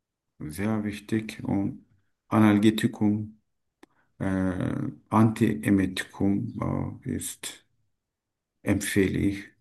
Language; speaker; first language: German; non-native, learner; Turkish